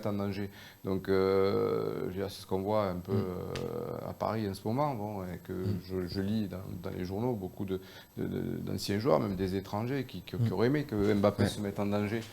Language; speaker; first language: French; native; French